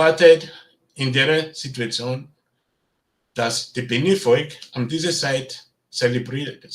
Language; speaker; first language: German; non-native, learner; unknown